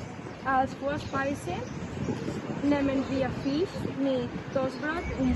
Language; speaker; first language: German; non-native, learner; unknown